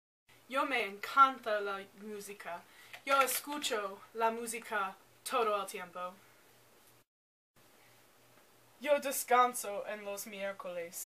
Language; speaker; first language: Spanish; non-native, learner; English